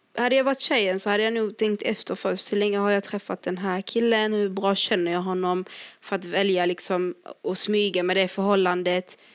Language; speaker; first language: Swedish; early bilingual, other home language; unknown